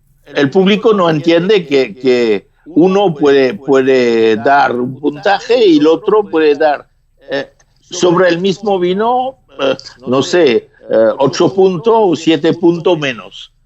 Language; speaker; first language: Spanish; non-native, fluent; French